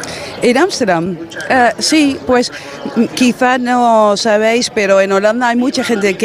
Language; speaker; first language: Spanish; non-native, fluent; Dutch